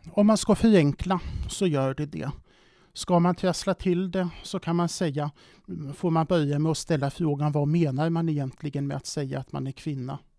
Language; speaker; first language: Swedish; native; Swedish